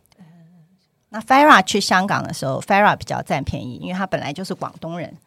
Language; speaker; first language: Chinese; non-native, local second language; Cantonese